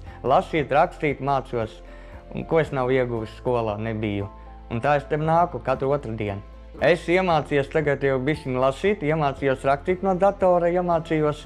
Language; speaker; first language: Latvian; non-native, local second language; Russian